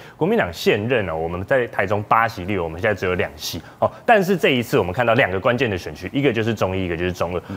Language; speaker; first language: Chinese; native; Chinese